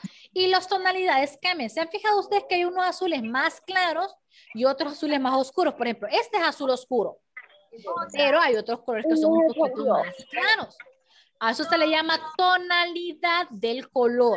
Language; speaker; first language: Spanish; native; Spanish